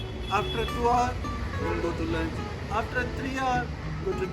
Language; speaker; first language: English; non-native, learner; Hindi